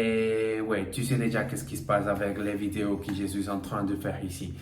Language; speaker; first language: French; non-native, learner; Portuguese